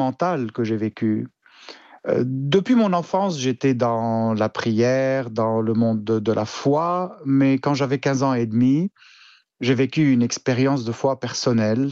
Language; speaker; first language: French; non-native, local second language; Arabic